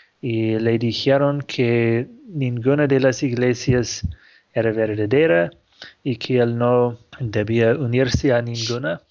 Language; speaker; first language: Spanish; non-native, fluent; English